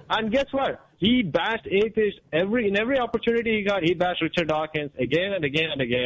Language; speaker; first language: English; non-native, local second language; Kannada